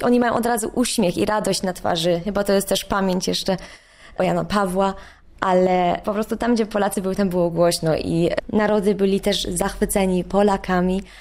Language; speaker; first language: Polish; early bilingual, heritage; Polish